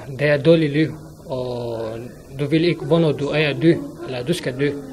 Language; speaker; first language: Danish; non-native, learner; Arabic